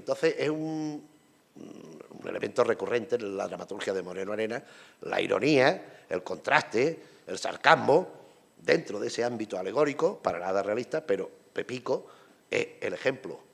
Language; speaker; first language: Spanish; native; Spanish